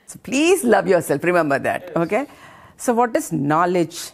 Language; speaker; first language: English; non-native, local second language; Telugu